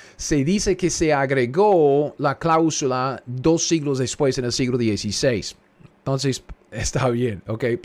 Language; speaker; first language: Spanish; non-native, fluent; English